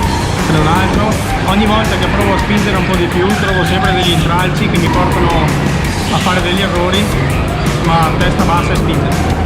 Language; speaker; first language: Italian; native; Italian